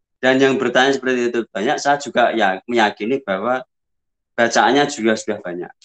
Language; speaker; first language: Indonesian; native; Indonesian